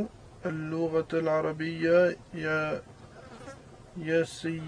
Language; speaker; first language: Arabic; non-native, learner; French